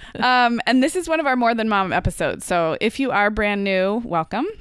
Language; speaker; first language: English; native; English